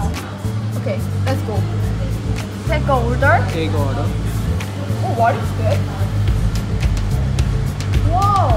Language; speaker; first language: English; non-native, learner; Korean